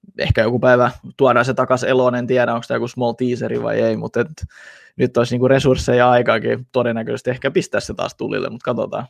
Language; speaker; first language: Finnish; early bilingual, other home language; Russian